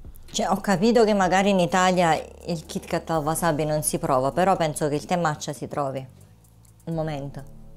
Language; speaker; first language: Italian; native; Italian